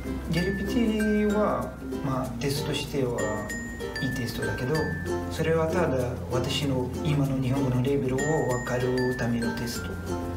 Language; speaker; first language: Japanese; non-native, fluent; Portuguese